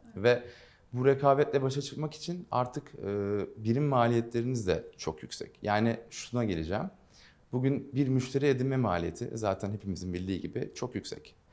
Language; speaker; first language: Turkish; non-native, local second language; Dutch